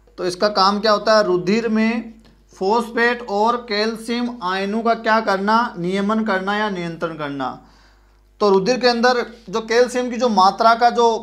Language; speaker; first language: Hindi; native; Hindi